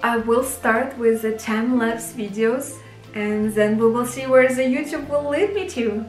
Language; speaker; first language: English; non-native, fluent; Russian